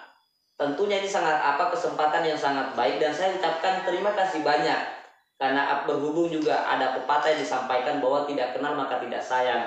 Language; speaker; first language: Indonesian; native; Indonesian